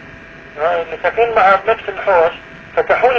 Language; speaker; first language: Arabic; native; Arabic